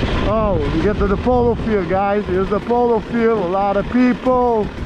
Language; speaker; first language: English; non-native, local second language; French